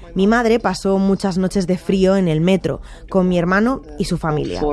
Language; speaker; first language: Spanish; non-native, fluent; Ukrainian